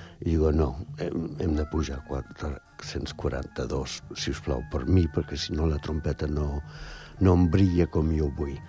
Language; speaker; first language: Catalan; non-native, fluent; English